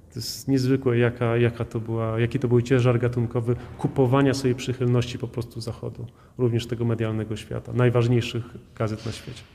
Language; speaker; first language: Polish; native; Polish